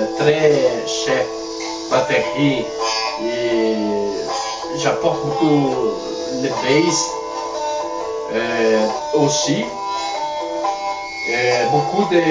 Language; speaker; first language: French; non-native, learner; Spanish